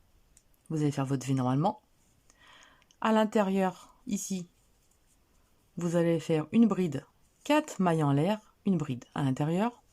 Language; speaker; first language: French; native; French